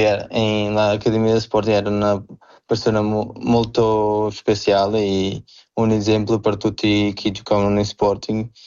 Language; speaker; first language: Italian; non-native, learner; Portuguese